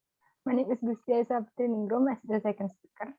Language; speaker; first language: English; non-native, learner; Balinese